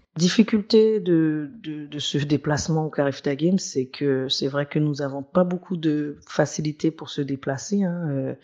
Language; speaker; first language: French; native; French